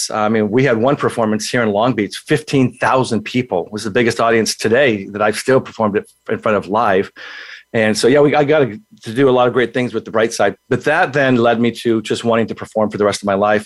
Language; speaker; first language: English; native; English